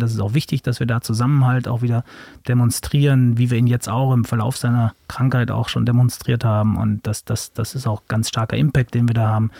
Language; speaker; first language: German; native; German